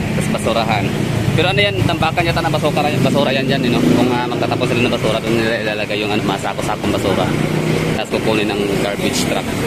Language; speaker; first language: Filipino; non-native, local second language; Cebuano